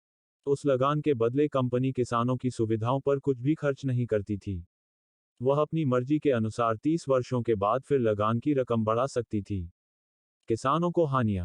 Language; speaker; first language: Hindi; native; Hindi